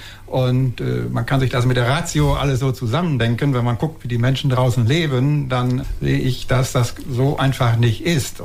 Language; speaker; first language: German; native; German